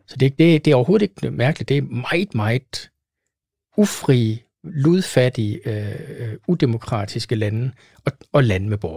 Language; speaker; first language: Danish; native; Danish